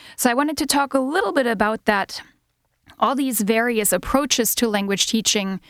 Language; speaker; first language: English; non-native, fluent; German